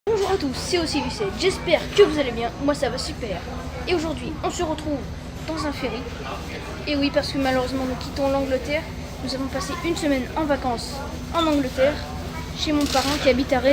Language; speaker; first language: French; native; French